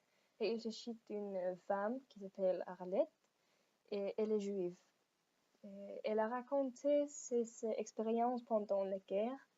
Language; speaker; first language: French; non-native, learner; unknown